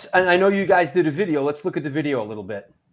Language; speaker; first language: English; native; English